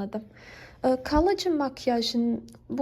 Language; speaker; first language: Turkish; non-native, learner; Bosnian